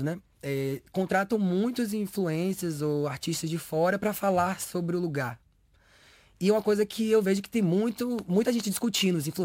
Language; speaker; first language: Portuguese; native; Portuguese